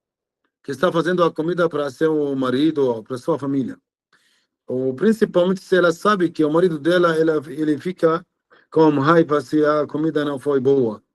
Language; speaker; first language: Portuguese; non-native, fluent; Arabic